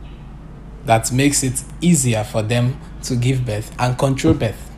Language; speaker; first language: English; non-native, local second language; Igbo